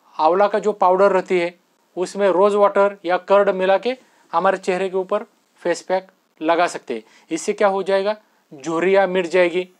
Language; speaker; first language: Hindi; non-native, local second language; Marathi